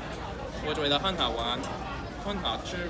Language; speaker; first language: Chinese; non-native, learner; English